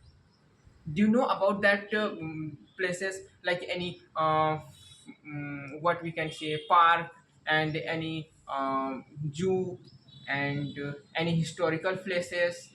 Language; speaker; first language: English; non-native, learner; Hindi